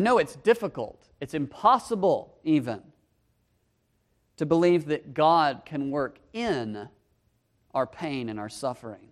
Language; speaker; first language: English; native; English